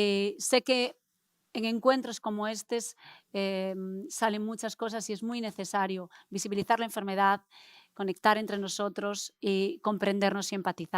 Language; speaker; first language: Spanish; native; Spanish